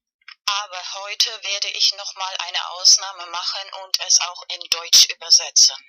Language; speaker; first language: German; non-native, fluent; Spanish